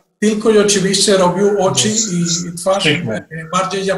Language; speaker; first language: Polish; non-native, learner; Spanish